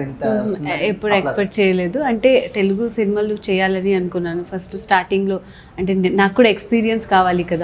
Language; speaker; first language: Telugu; non-native, local second language; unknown